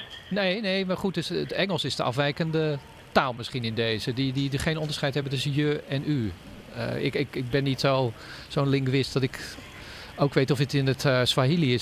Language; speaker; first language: Dutch; native; Dutch